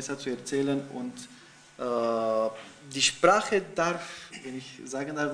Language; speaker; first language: German; non-native, fluent; Romanian